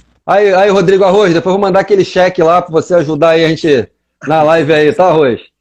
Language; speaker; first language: Portuguese; native; Portuguese